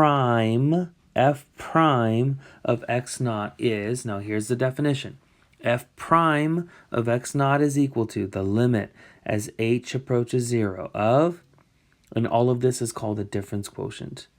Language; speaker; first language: English; native; English